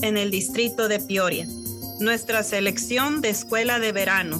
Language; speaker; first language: English; early bilingual, other home language; Spanish